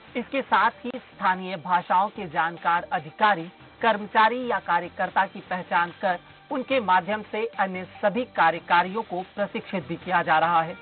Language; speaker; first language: Hindi; native; Hindi